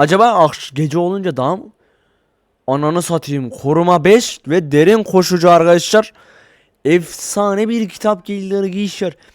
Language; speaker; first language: Turkish; native; Turkish